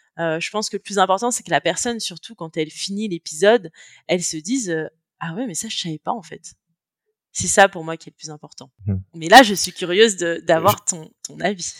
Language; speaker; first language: French; native; French